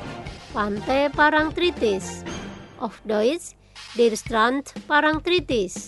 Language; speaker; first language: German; non-native, fluent; Indonesian